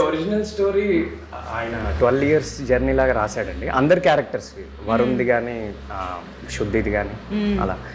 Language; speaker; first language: Telugu; native; Telugu